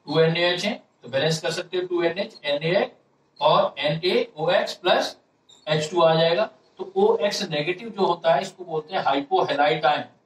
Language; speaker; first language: Hindi; native; Hindi